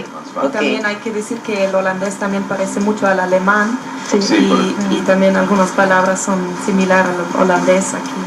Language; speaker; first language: Spanish; non-native, fluent; German